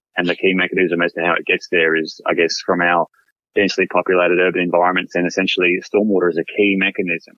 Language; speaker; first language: English; native; English